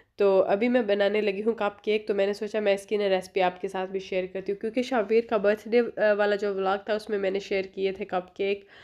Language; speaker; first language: Urdu; native; Urdu